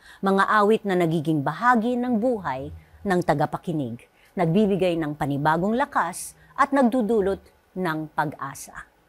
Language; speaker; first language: Filipino; native; Filipino